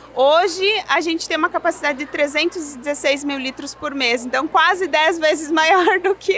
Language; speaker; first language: Portuguese; non-native, local second language; German